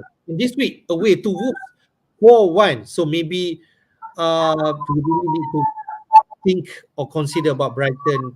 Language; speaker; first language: English; non-native, local second language; Malay